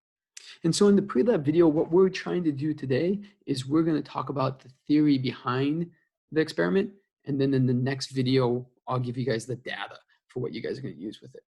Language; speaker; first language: English; native; English